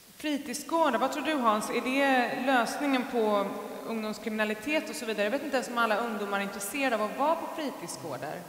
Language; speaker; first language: Swedish; native; Swedish